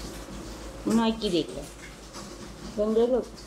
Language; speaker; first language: German; non-native, learner; Thai